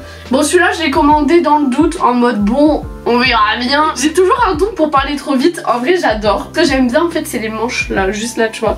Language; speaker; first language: French; native; French